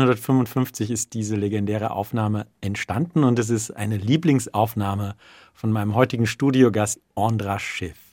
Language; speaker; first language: German; native; German